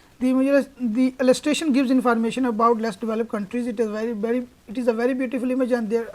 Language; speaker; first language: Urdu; non-native, local second language; Punjabi